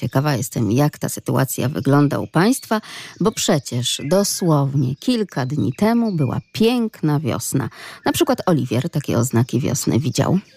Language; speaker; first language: Polish; native; Polish